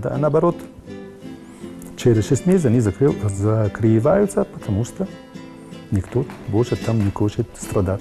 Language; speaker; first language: Russian; non-native, learner; Italian